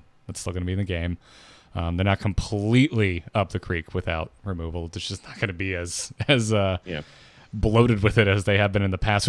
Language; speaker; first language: English; native; English